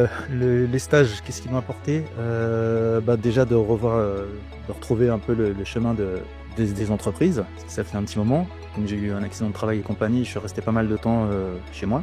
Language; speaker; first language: French; native; French